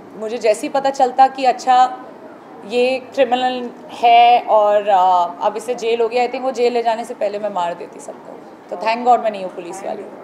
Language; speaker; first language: Hindi; native; Hindi